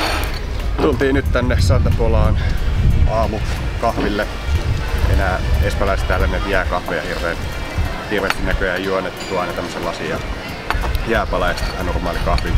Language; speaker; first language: Finnish; native; Finnish